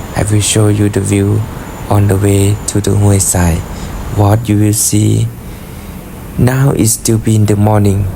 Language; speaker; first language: English; non-native, learner; Lao